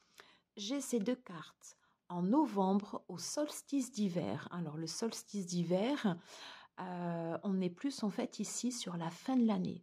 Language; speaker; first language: French; native; French